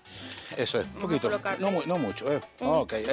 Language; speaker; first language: Spanish; native; Spanish